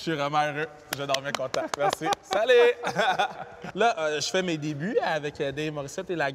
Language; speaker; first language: French; native; French